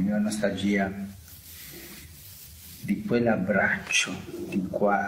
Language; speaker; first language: Italian; non-native, fluent; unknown